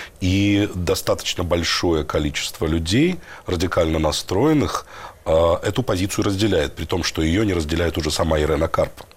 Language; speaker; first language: Russian; native; Russian